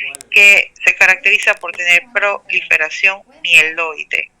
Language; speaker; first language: Spanish; native; Spanish